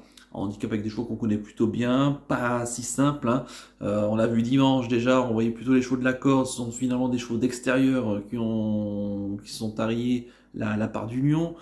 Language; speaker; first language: French; native; French